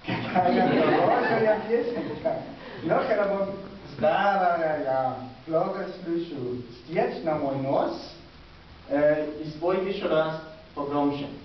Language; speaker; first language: Russian; non-native, learner; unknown